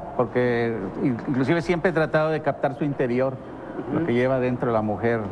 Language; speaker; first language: Spanish; native; Spanish